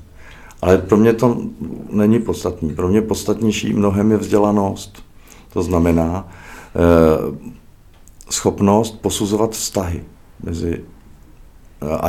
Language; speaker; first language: Czech; native; Czech